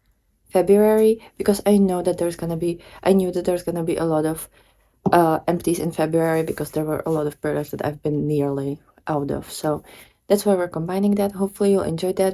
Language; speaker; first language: English; non-native, fluent; Czech